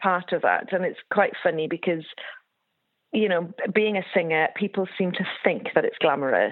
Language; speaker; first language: English; native; English